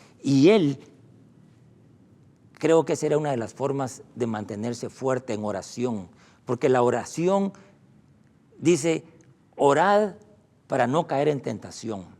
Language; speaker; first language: Spanish; native; Spanish